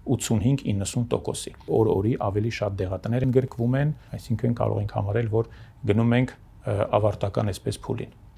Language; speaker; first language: Armenian; native; Armenian